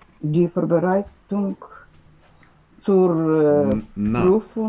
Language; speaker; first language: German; non-native, learner; Ukrainian